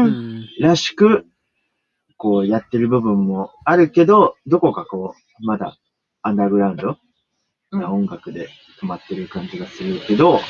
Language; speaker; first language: Japanese; native; Japanese